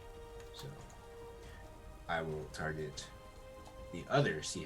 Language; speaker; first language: English; native; English